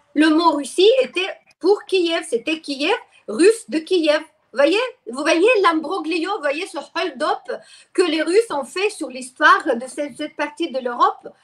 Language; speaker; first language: French; non-native, fluent; Russian